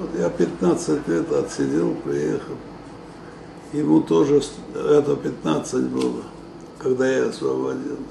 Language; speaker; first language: Russian; non-native, local second language; Georgian